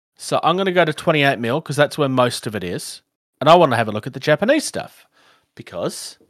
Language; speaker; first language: English; native; English